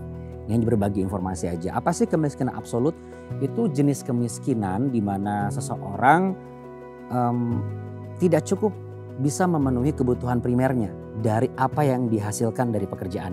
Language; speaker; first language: Indonesian; native; Indonesian